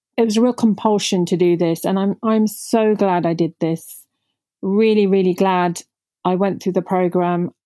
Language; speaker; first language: English; non-native, local second language; Punjabi